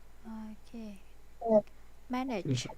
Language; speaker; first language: English; non-native, fluent; Vietnamese